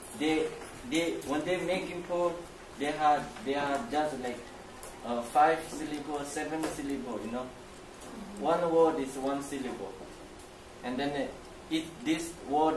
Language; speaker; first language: English; non-native, learner; Chinese